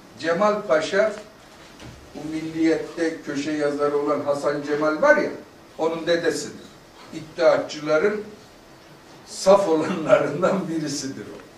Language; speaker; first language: Turkish; native; Turkish